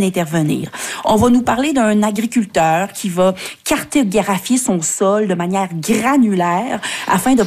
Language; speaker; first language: French; native; French